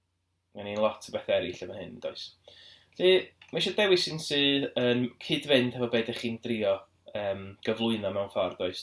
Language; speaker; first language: Welsh; native; Welsh